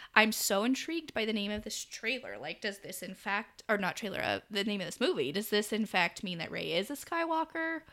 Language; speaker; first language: English; native; English